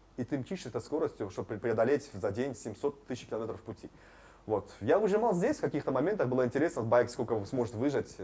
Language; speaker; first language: Russian; non-native, local second language; Tajik